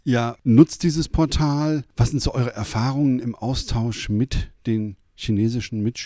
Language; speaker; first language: German; native; German